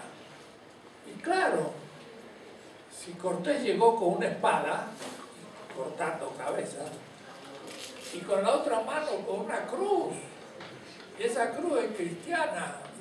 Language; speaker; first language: Spanish; native; Spanish